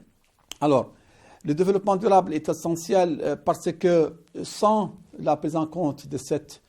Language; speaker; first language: French; non-native, local second language; Arabic